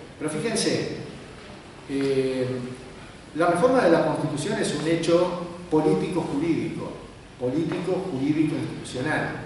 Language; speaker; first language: Spanish; native; Spanish